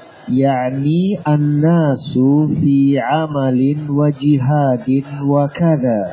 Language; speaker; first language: Arabic; non-native, fluent; Indonesian